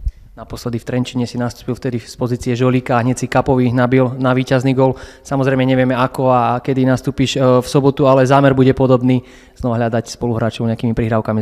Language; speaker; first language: Slovak; native; Slovak